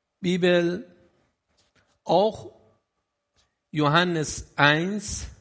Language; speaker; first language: German; non-native, learner; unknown